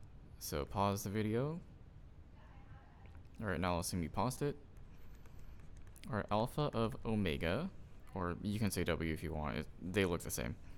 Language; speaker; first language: English; native; English